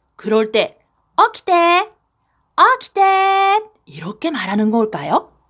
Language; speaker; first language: Korean; non-native, fluent; Japanese